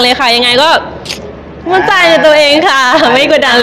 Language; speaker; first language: Thai; non-native, fluent; Burmese